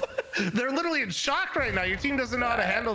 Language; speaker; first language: English; native; English